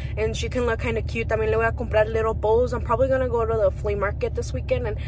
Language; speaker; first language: English; early bilingual, other home language; Spanish